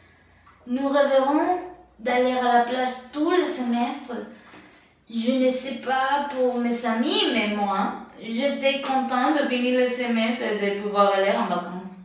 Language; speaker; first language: French; non-native, learner; Spanish